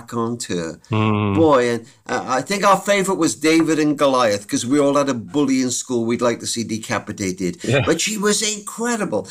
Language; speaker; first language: English; native; English